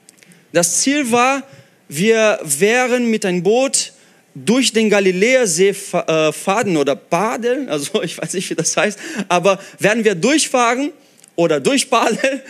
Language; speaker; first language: German; non-native, fluent; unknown